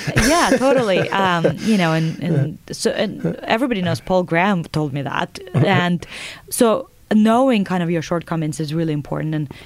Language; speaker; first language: English; non-native, fluent; Russian